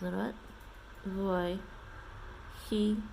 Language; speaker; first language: Vietnamese; non-native, learner; English